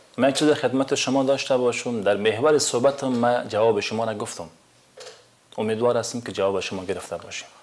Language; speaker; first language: Persian; native; Persian